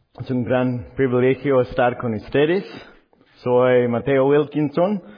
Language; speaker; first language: Spanish; non-native, learner; English